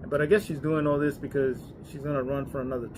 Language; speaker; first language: English; native; English